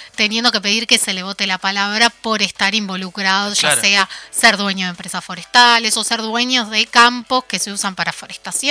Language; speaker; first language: Spanish; native; Spanish